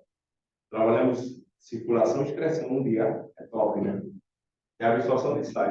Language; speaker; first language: Portuguese; native; Portuguese